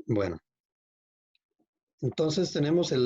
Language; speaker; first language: Spanish; native; Spanish